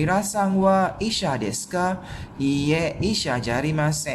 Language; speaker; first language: Japanese; non-native, fluent; Malay